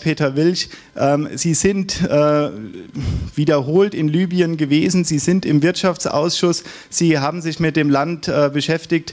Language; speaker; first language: German; native; German